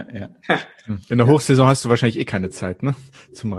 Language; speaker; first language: German; native; German